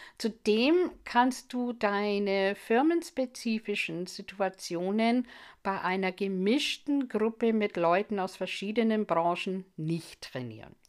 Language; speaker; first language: German; non-native, fluent; English